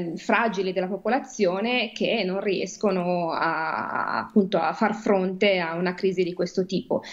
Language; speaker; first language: Italian; native; Italian